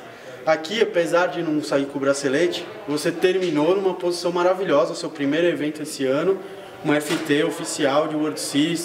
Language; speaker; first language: Portuguese; native; Portuguese